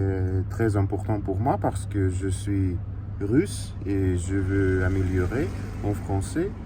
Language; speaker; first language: French; non-native, learner; Russian